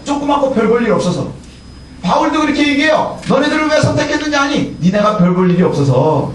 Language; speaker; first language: Korean; native; Korean